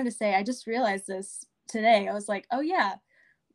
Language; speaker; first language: English; native; English